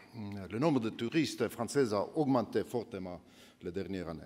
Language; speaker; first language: French; non-native, fluent; Estonian